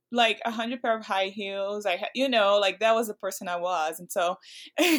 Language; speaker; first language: English; non-native, fluent; Portuguese